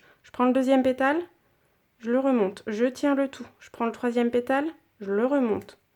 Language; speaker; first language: French; native; French